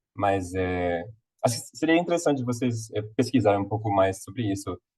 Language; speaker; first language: Portuguese; non-native, fluent; English